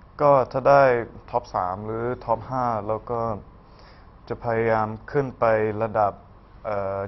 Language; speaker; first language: Thai; early bilingual, heritage; Thai